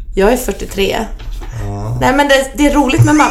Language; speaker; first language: Swedish; native; Swedish